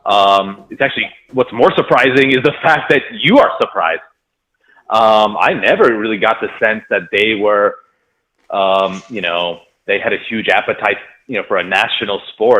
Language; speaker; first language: English; native; English